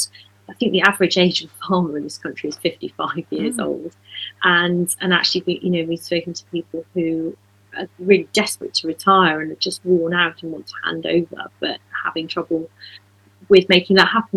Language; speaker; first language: English; native; English